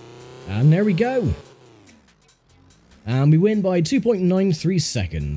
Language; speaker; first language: English; native; English